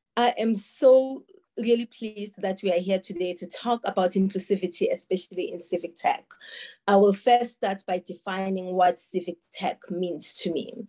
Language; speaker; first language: English; non-native, local second language; Tsonga